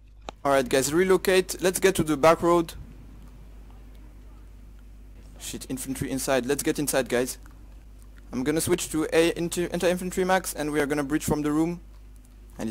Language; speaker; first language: English; non-native, fluent; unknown